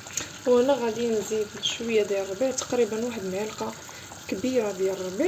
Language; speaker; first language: Arabic; native; Arabic